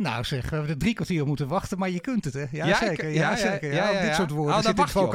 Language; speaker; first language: Dutch; native; Dutch